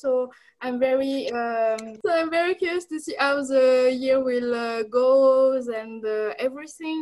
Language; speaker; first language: English; non-native, learner; French